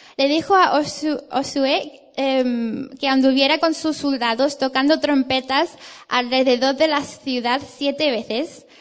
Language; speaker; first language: Spanish; non-native, fluent; English